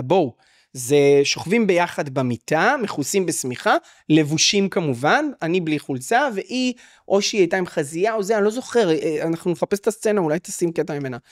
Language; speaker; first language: Hebrew; native; Hebrew